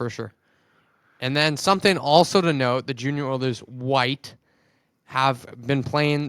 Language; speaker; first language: English; native; English